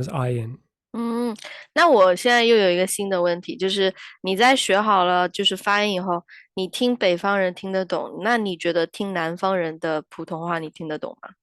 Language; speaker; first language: Chinese; native; Chinese